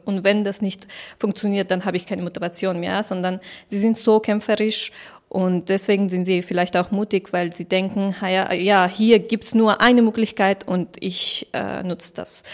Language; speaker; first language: German; non-native, fluent; Persian